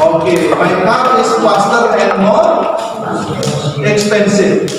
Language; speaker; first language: English; non-native, learner; Indonesian